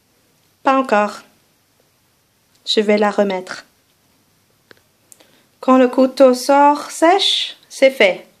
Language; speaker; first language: French; non-native, fluent; English